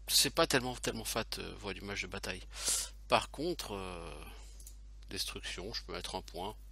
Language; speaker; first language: French; native; French